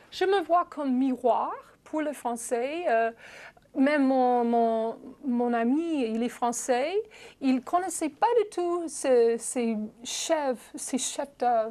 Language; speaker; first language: French; non-native, fluent; English